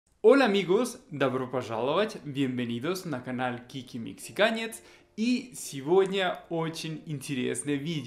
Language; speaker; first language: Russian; non-native, fluent; Spanish